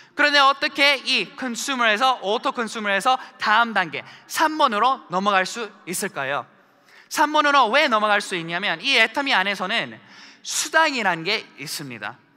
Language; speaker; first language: Korean; early bilingual, heritage; Korean